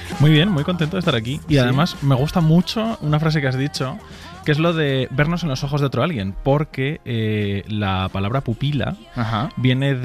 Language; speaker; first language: Spanish; native; Spanish